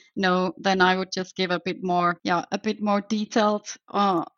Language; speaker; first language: English; non-native, fluent; Finnish